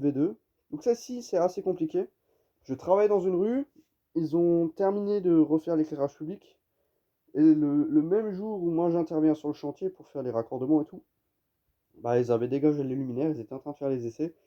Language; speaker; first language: French; native; French